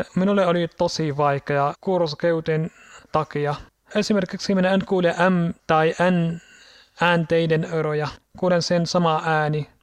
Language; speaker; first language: Finnish; non-native, learner; Arabic